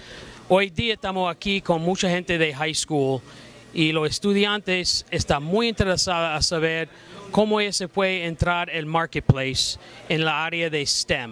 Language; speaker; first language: Spanish; non-native, fluent; English